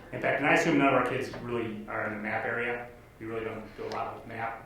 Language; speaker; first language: English; native; English